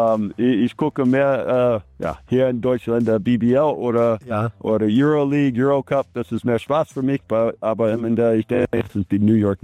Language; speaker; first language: German; non-native, learner; English